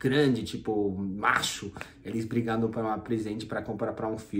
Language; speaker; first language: Portuguese; non-native, fluent; English